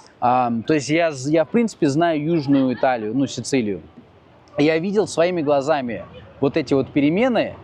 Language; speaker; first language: Russian; native; Russian